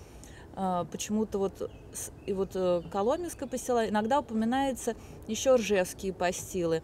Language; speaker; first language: Russian; native; Russian